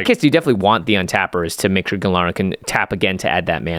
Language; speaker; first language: English; native; English